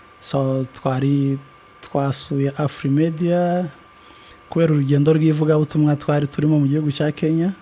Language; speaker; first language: Kinyarwanda; native; Kinyarwanda